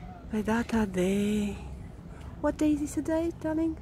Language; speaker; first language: English; non-native, fluent; Romanian